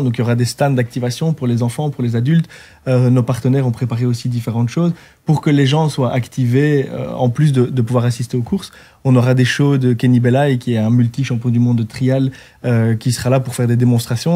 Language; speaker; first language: French; native; French